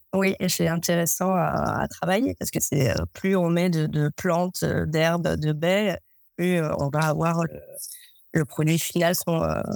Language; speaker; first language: French; native; French